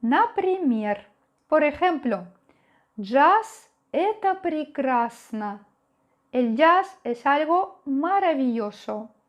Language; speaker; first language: Spanish; non-native, fluent; Russian